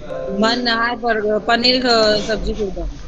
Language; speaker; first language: Persian; non-native, learner; Urdu